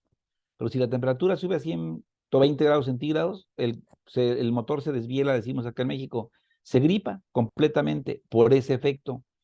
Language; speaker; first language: Spanish; native; Spanish